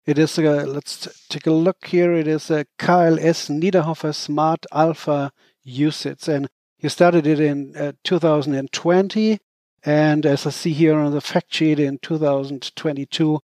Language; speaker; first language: English; non-native, fluent; German